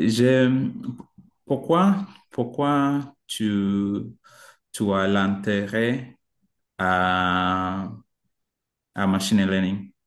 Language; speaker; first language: French; non-native, learner; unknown